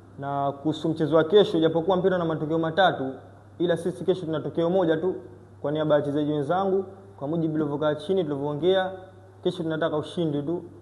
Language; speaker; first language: Swahili; native; Swahili